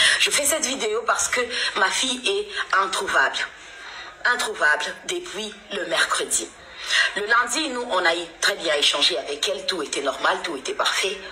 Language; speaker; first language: French; non-native, local second language; Lingala